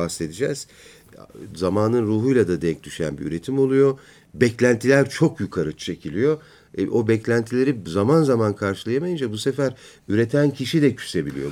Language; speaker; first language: Turkish; native; Turkish